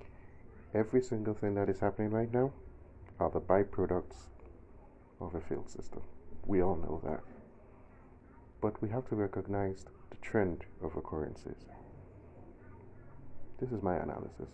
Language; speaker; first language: English; non-native, local second language; Yoruba